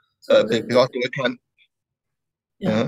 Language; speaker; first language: English; non-native, learner; Chinese